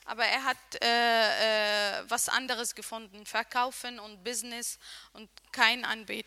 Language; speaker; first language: German; non-native, learner; Arabic